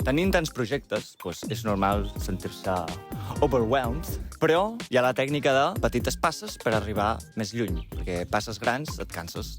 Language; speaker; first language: Catalan; native; Catalan